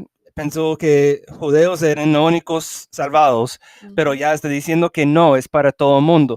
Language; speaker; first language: Spanish; early bilingual, heritage; English